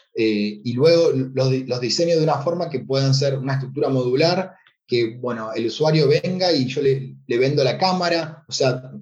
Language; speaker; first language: Spanish; native; Spanish